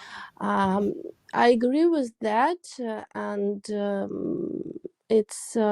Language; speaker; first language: English; non-native, learner; Russian